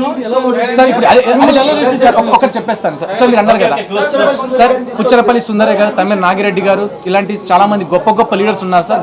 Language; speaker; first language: Telugu; native; Telugu